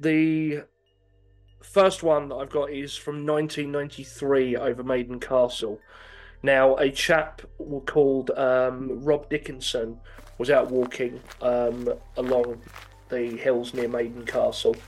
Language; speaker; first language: English; native; English